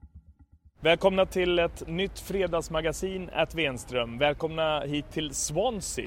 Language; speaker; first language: Swedish; native; Swedish